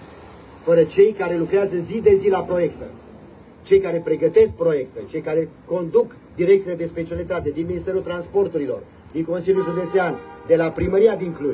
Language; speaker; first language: Romanian; native; Romanian